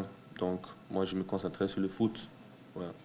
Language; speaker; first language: French; early bilingual, heritage; French